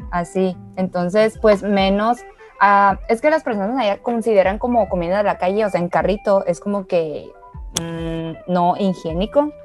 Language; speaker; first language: Spanish; early bilingual, other home language; Chinese